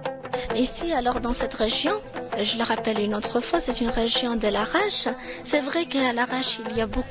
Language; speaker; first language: French; non-native, local second language; Arabic